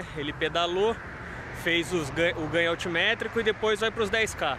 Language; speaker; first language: Portuguese; native; Portuguese